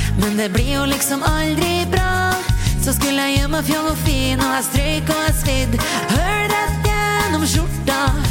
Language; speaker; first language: Swedish; native; Swedish